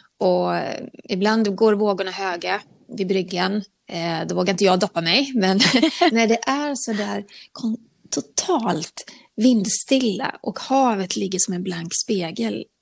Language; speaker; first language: Swedish; native; Swedish